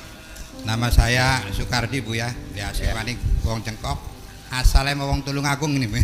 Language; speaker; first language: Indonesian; non-native, local second language; Javanese